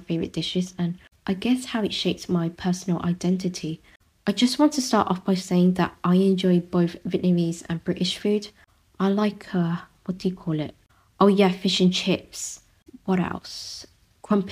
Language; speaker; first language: English; non-native, local second language; Vietnamese